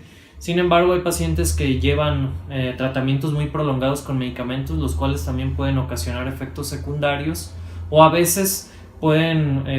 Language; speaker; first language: Spanish; native; Spanish